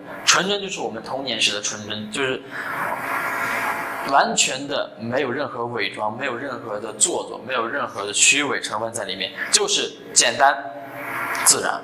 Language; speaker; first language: Chinese; native; Chinese